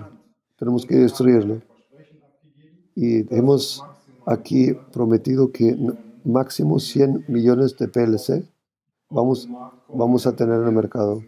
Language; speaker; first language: Spanish; non-native, fluent; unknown